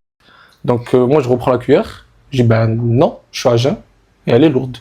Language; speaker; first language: French; native; French